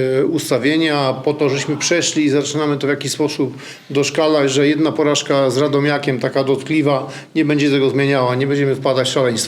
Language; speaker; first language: Polish; native; Polish